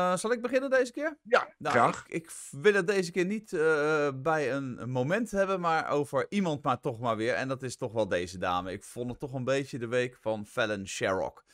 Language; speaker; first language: Dutch; native; Dutch